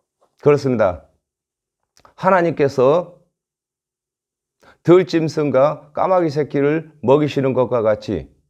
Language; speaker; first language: Korean; native; Korean